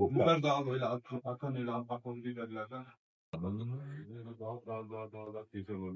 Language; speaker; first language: Turkish; non-native, fluent; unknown